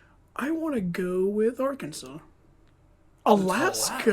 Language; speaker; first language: English; native; English